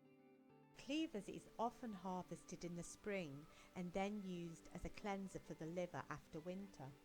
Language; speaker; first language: English; native; English